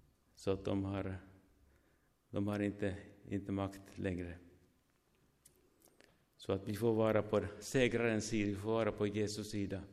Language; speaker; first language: Swedish; non-native, fluent; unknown